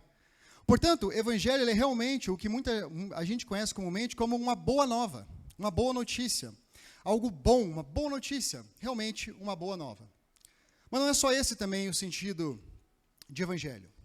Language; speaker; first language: Portuguese; native; Portuguese